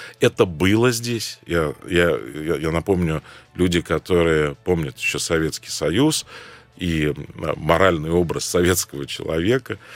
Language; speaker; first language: Russian; non-native, fluent; Arabic